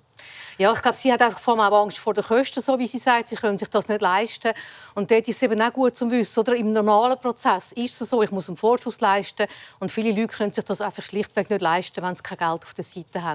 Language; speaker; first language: German; native; German